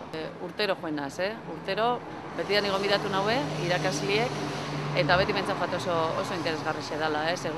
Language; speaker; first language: Basque; native; Basque